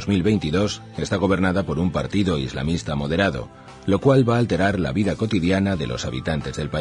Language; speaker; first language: Spanish; native; Spanish